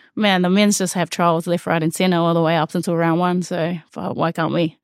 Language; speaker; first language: English; native; English